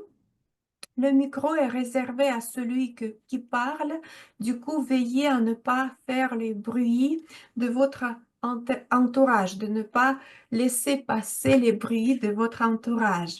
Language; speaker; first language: French; non-native, fluent; Russian